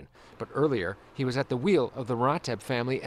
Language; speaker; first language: English; native; English